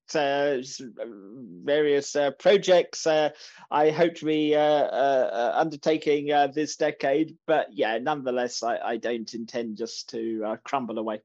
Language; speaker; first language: English; native; English